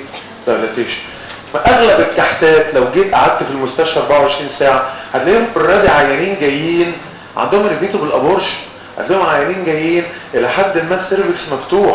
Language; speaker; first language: Arabic; native; Arabic